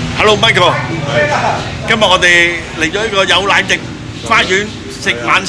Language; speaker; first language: Cantonese; native; Cantonese